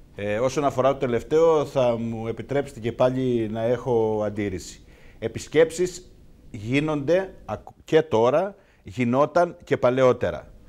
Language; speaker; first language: Greek; native; Greek